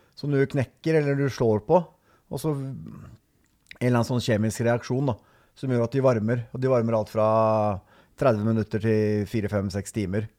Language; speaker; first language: Norwegian; native; Norwegian